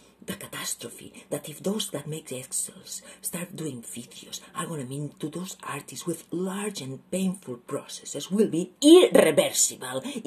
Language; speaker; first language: English; non-native, fluent; Catalan